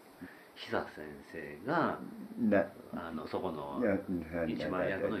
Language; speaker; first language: Japanese; native; Japanese